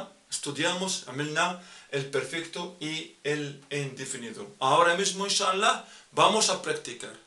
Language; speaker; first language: Spanish; non-native, fluent; Arabic